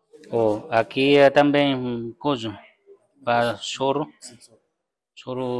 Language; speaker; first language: Portuguese; non-native, learner; Vietnamese